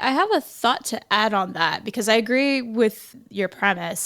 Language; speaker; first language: English; native; English